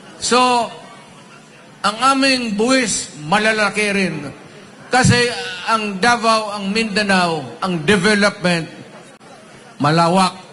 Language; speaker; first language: Filipino; non-native, local second language; Cebuano